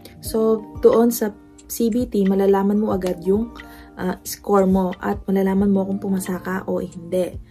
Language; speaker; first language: Filipino; non-native, local second language; Pampanga